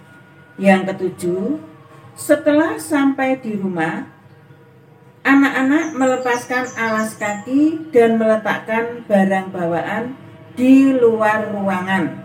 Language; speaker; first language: Indonesian; native; Indonesian